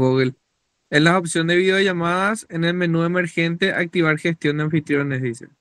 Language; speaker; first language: Spanish; native; Spanish